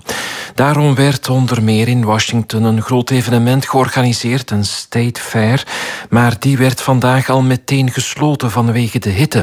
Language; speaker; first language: Dutch; native; Dutch